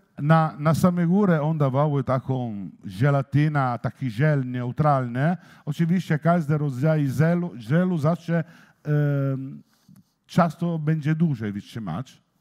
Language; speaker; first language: Polish; non-native, learner; Italian